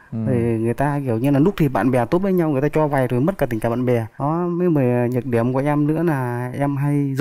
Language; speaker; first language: Vietnamese; native; Vietnamese